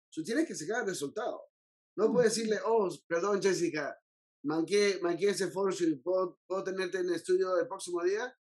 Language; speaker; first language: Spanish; early bilingual, heritage; Spanish